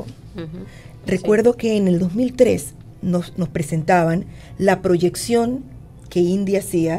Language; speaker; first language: Spanish; native; Spanish